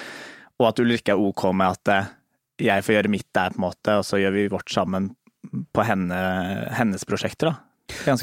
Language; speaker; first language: Norwegian; native; Norwegian